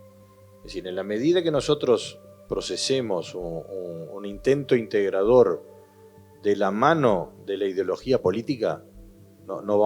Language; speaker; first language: Spanish; native; Spanish